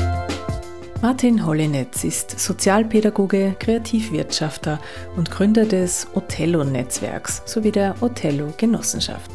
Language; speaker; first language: German; native; German